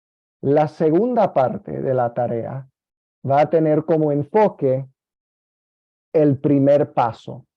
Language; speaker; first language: Spanish; non-native, fluent; English